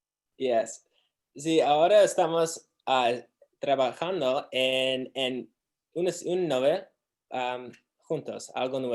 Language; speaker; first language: Spanish; non-native, learner; English